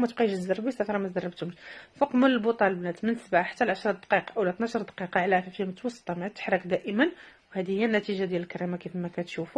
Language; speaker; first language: Arabic; native; Arabic